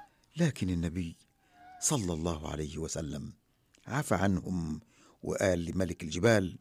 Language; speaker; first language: Arabic; native; Arabic